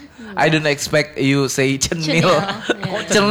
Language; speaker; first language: English; non-native, learner; Indonesian